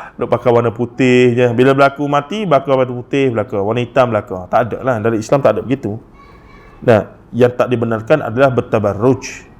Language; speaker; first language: Malay; native; Malay